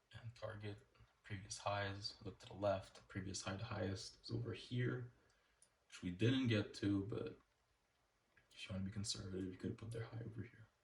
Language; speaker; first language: English; native; English